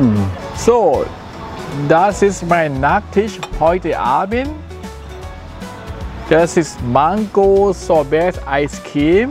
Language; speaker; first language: German; non-native, fluent; Thai